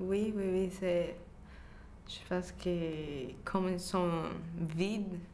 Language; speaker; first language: French; non-native, fluent; Spanish